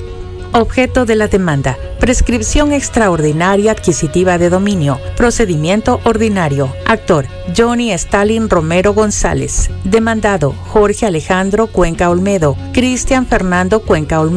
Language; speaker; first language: Spanish; native; Spanish